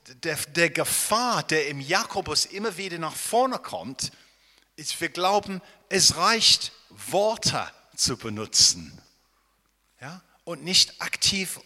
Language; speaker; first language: German; non-native, fluent; English